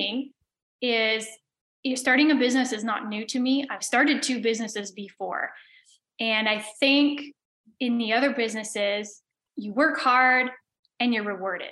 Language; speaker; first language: English; native; English